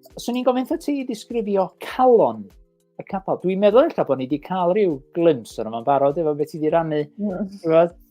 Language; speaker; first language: Welsh; native; Welsh